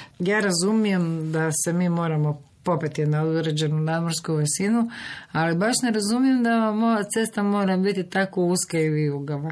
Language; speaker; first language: Croatian; native; Croatian